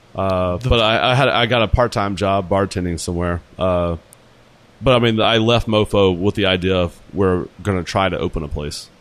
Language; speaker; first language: English; native; English